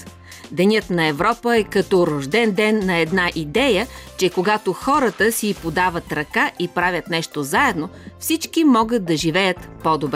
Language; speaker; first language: Bulgarian; native; Bulgarian